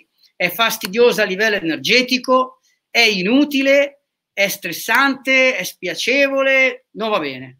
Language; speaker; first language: Italian; native; Italian